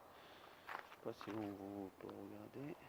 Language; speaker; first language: French; non-native, fluent; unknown